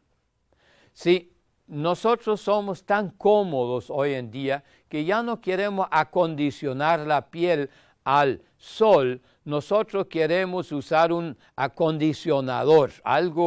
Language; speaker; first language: Spanish; non-native, fluent; German